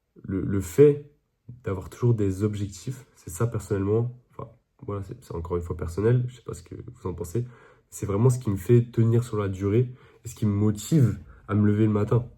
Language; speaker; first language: French; native; French